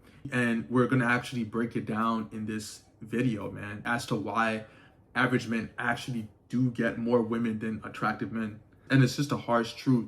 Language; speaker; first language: English; native; English